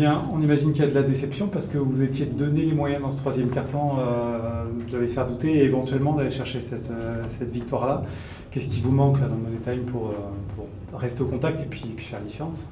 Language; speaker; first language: French; native; French